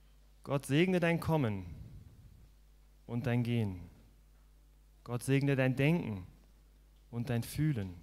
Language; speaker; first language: German; native; German